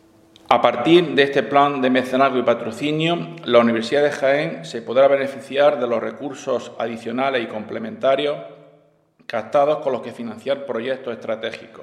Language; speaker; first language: Spanish; native; Spanish